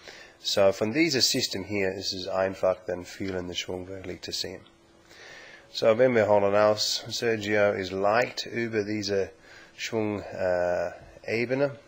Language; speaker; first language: German; non-native, learner; English